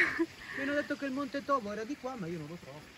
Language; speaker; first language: Italian; native; Italian